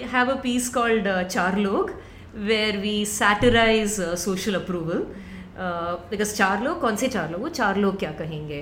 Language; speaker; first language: English; non-native, local second language; Tamil